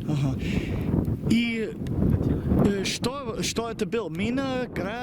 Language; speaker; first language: Russian; non-native, learner; English